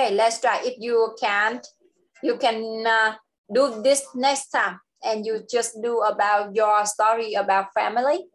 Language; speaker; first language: English; non-native, local second language; Vietnamese